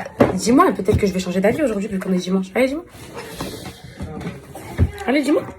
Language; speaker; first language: French; native; French